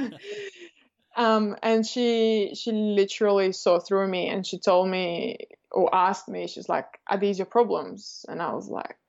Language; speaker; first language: English; early bilingual, other home language; Russian